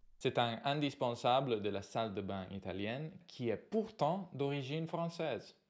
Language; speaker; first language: French; non-native, fluent; Italian